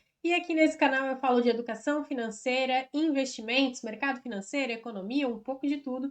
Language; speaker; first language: Portuguese; native; Portuguese